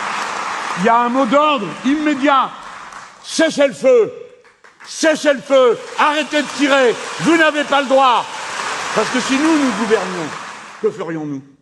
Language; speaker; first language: French; native; French